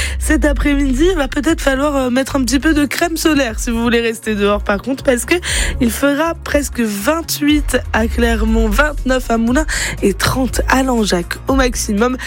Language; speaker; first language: French; native; French